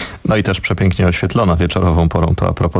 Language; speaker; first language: Polish; native; Polish